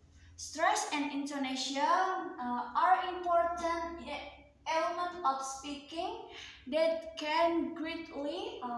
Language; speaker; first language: English; non-native, learner; Indonesian